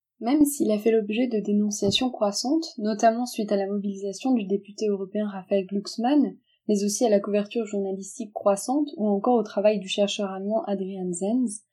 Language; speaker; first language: French; native; French